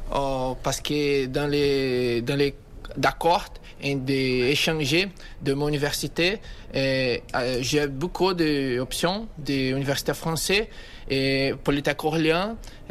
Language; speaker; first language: French; non-native, learner; Portuguese